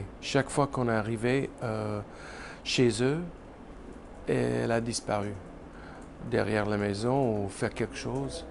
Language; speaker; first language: French; non-native, learner; English